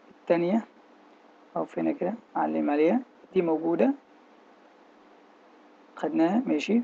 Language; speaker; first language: Arabic; native; Arabic